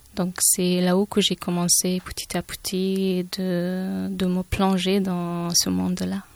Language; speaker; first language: French; non-native, fluent; Persian